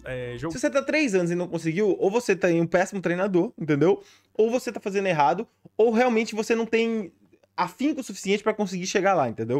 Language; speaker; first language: Portuguese; native; Portuguese